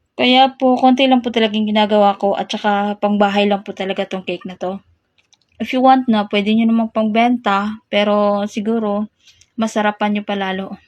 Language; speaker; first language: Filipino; non-native, local second language; Cebuano